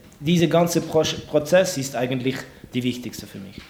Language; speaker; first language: German; non-native, local second language; French